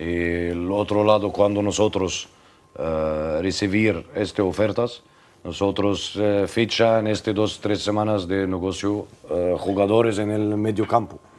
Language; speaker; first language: Spanish; non-native, learner; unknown